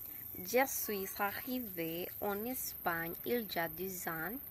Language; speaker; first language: French; non-native, learner; Spanish